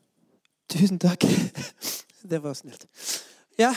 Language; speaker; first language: Norwegian; non-native, fluent; English